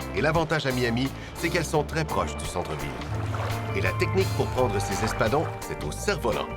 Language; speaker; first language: French; native; French